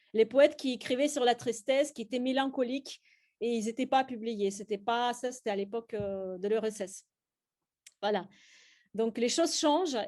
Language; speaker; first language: French; non-native, fluent; Russian